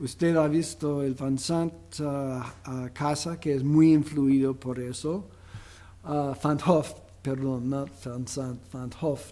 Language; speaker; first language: Spanish; non-native, fluent; English